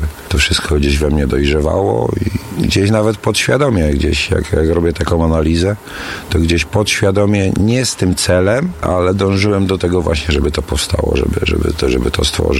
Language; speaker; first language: Polish; native; Polish